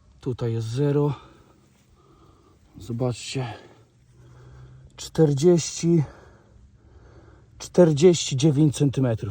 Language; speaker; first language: Polish; native; Polish